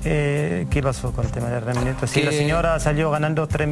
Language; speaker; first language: Spanish; native; Spanish